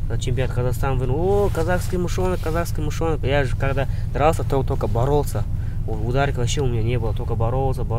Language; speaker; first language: Russian; non-native, local second language; Kazakh